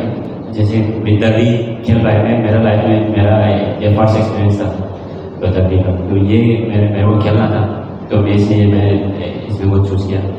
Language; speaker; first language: Hindi; non-native, local second language; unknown